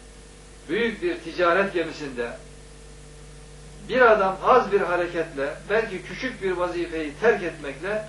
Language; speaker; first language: Turkish; native; Turkish